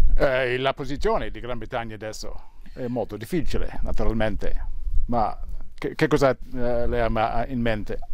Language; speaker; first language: Italian; non-native, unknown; English